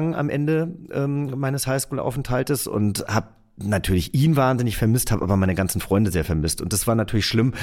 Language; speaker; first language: German; native; German